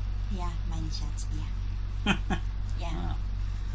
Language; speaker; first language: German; non-native, learner; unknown